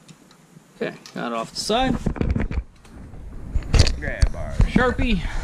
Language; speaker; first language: English; native; English